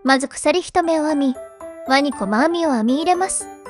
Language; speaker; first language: Japanese; native; Japanese